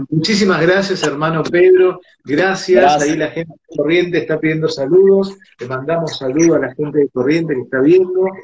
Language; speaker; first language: Spanish; native; Spanish